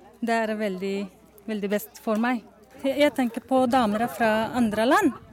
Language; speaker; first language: Norwegian; non-native, learner; Arabic